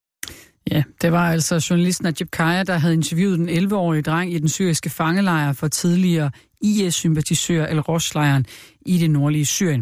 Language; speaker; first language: Danish; native; Danish